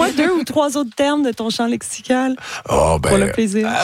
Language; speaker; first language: French; native; French